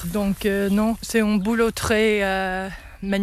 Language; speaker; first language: French; non-native, learner; English